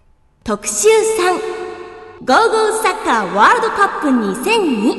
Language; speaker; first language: Japanese; native; Japanese